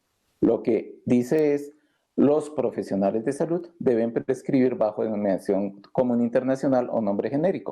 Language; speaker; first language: Spanish; native; Spanish